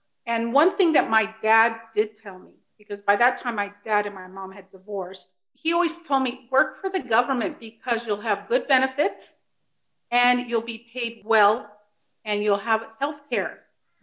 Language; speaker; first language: English; early bilingual, other home language; Spanish